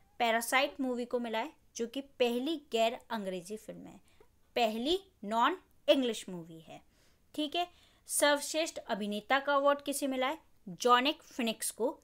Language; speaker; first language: Hindi; native; Hindi